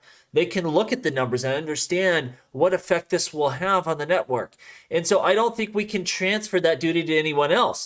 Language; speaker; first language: English; native; English